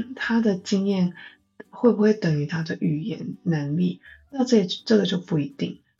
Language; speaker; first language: Chinese; non-native, fluent; Japanese